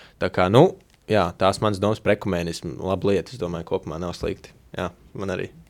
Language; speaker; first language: Latvian; native; Latvian